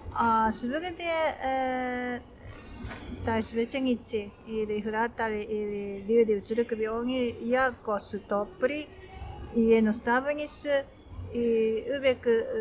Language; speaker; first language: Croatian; non-native, learner; Japanese